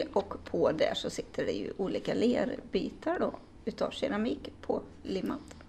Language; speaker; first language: Swedish; native; Swedish